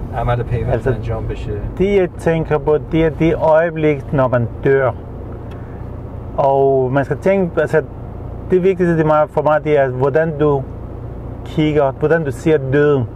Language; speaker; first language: Danish; non-native, fluent; Persian